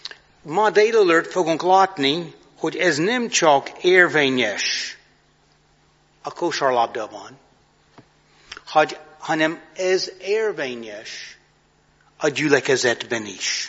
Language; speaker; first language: Hungarian; non-native, fluent; English